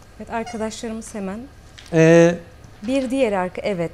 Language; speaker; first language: Turkish; native; Turkish